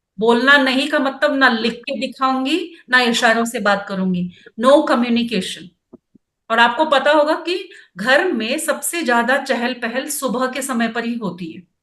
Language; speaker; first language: Hindi; non-native, local second language; Kannada